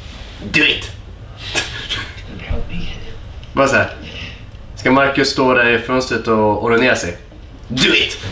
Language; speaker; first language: Swedish; native; Swedish